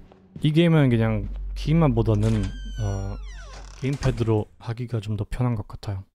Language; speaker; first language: Korean; non-native, fluent; German